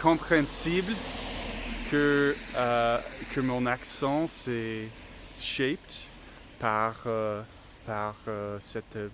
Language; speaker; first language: French; non-native, learner; English